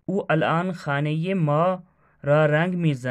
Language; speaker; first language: Persian; non-native, fluent; Urdu